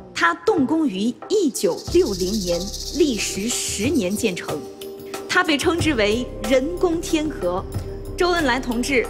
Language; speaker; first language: Chinese; native; Chinese